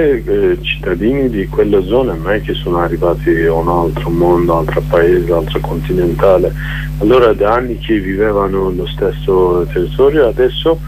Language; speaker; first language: Italian; non-native, learner; Kurdish